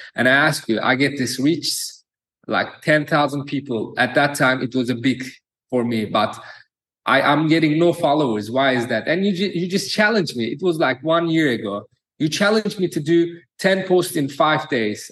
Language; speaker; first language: English; non-native, fluent; Turkish